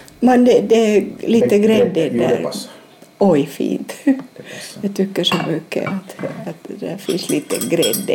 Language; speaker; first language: Swedish; non-native, fluent; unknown